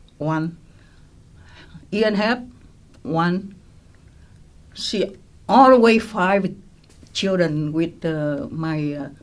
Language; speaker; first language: English; non-native, local second language; Vietnamese